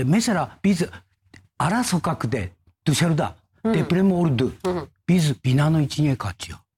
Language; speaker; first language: Turkish; non-native, fluent; Japanese